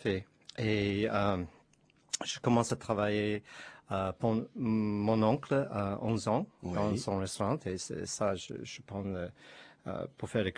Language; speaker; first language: French; non-native, learner; Chinese